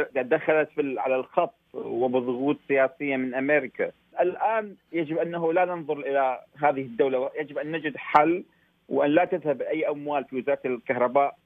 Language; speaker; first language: Arabic; native; Arabic